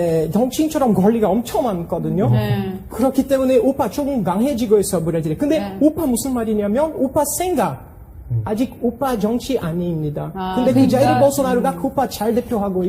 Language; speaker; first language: Korean; non-native, fluent; Portuguese